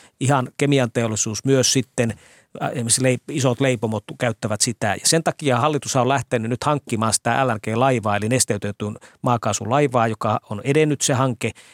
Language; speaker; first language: Finnish; native; Finnish